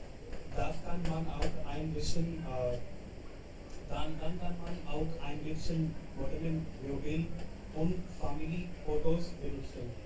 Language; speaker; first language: German; non-native, learner; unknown